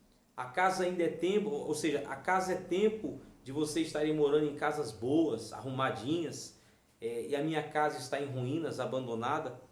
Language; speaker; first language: Portuguese; native; Portuguese